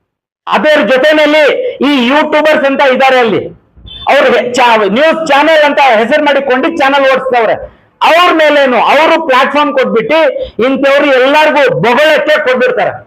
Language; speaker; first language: Kannada; native; Kannada